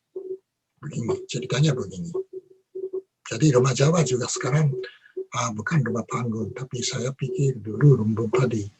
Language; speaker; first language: Indonesian; non-native, learner; Japanese